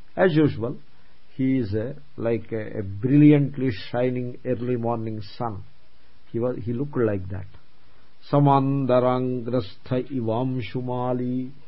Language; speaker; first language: English; non-native, local second language; Telugu